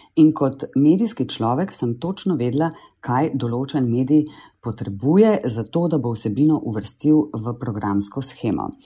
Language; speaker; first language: Slovenian; native; Slovenian